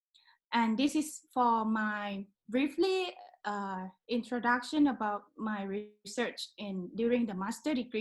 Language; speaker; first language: English; non-native, learner; Thai